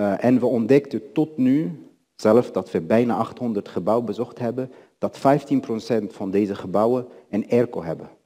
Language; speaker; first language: Dutch; non-native, fluent; Arabic